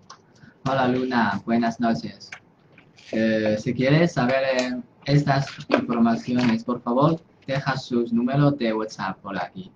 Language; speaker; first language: Spanish; non-native, fluent; Chinese